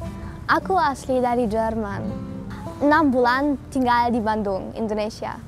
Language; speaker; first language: Indonesian; non-native, learner; German